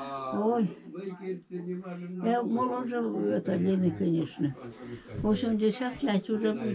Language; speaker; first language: Russian; non-native, local second language; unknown